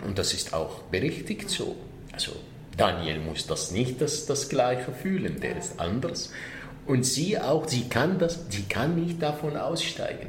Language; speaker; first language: German; non-native, fluent; Arabic